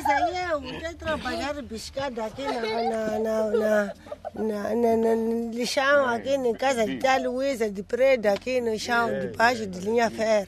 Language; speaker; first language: Portuguese; non-native, local second language; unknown